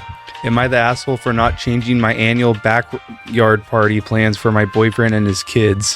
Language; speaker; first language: English; native; English